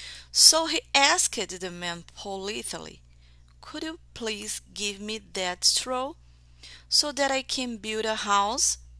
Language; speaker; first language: English; non-native, fluent; Portuguese